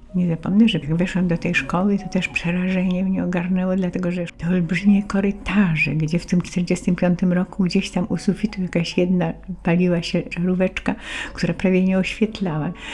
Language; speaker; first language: Polish; native; Polish